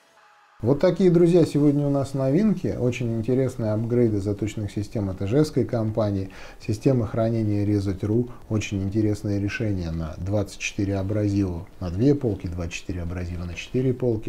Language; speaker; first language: Russian; native; Russian